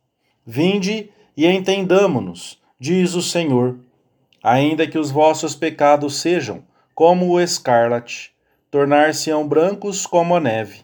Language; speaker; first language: Portuguese; native; Portuguese